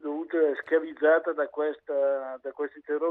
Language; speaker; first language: Italian; native; Italian